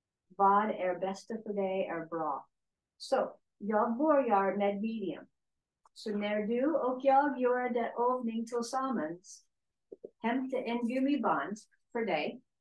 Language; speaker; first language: Swedish; non-native, learner; English